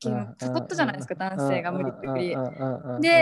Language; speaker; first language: Japanese; native; Japanese